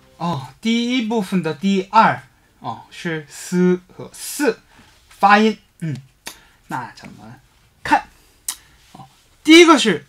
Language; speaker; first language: Chinese; non-native, fluent; Korean